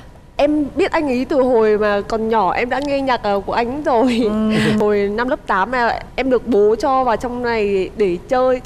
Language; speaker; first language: Vietnamese; native; Vietnamese